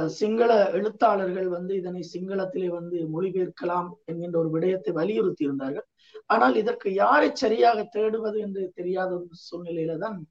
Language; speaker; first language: Tamil; native; Tamil